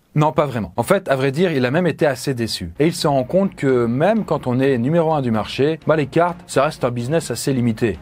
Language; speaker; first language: French; native; French